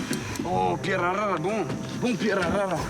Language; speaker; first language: Portuguese; non-native, learner; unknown